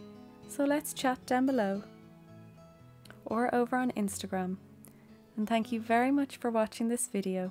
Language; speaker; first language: English; native; English